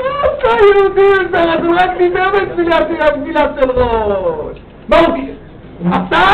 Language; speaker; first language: Hebrew; native; Hebrew